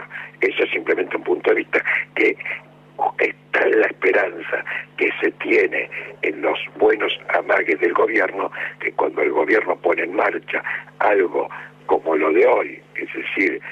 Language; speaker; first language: Spanish; native; Spanish